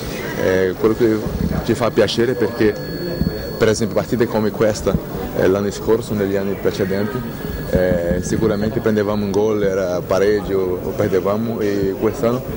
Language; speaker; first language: Italian; non-native, fluent; Portuguese